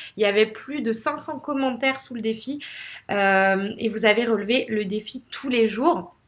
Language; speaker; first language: French; native; French